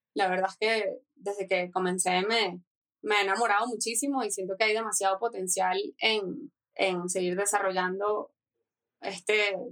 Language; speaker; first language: Spanish; native; Spanish